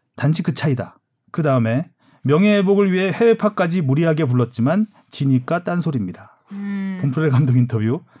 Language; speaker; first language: Korean; native; Korean